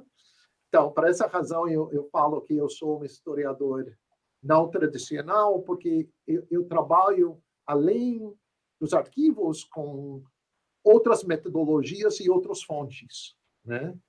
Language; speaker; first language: Portuguese; non-native, fluent; English